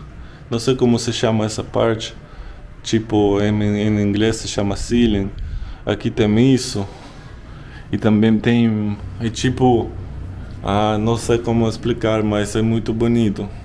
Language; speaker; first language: Portuguese; non-native, learner; Russian